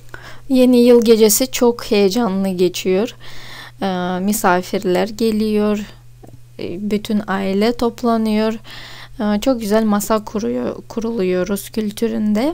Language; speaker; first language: Turkish; non-native, fluent; Russian